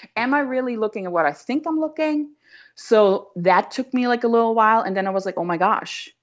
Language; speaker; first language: English; non-native, fluent; German